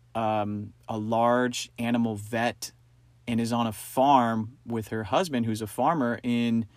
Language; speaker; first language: English; native; English